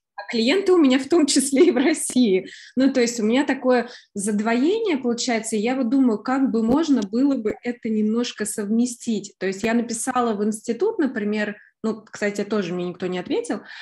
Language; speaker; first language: Russian; native; Russian